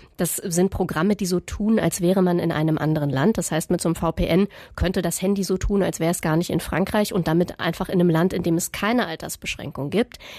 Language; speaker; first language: German; native; German